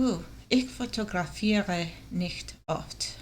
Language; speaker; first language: German; non-native, learner; English